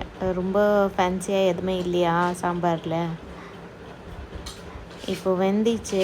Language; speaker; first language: Tamil; non-native, learner; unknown